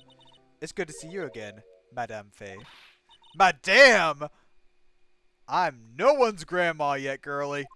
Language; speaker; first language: English; native; English